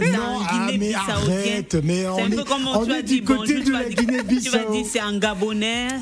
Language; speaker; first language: French; native; French